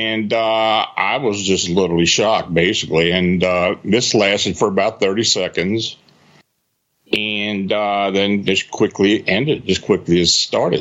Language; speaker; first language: English; native; English